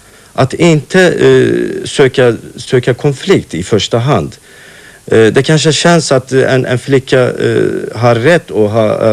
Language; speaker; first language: Swedish; non-native, fluent; Kurdish